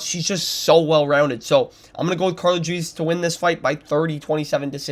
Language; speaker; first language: English; native; English